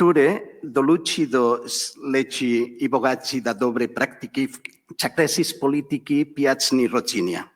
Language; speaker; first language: Polish; non-native, learner; Catalan